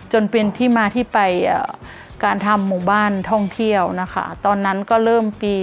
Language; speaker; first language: Thai; native; Thai